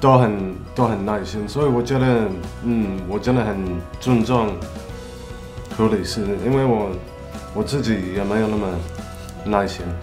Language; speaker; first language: Chinese; non-native, fluent; English